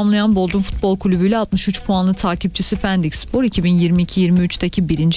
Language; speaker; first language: Turkish; native; Turkish